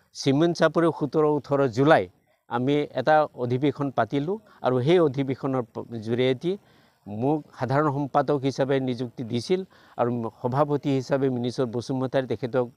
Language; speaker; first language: Assamese; non-native, local second language; Bodo